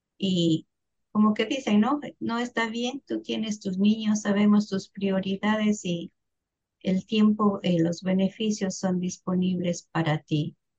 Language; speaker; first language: Spanish; native; Spanish